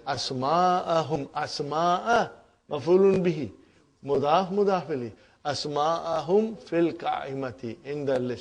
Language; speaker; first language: Arabic; non-native, fluent; English